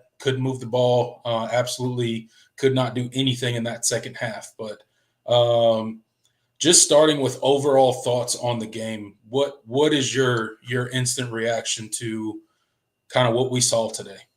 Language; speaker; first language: English; native; English